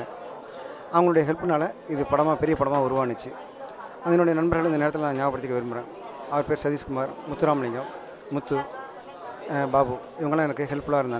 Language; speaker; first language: Tamil; native; Tamil